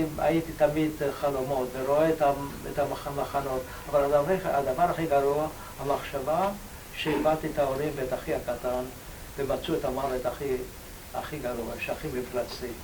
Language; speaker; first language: Hebrew; non-native, fluent; Ladino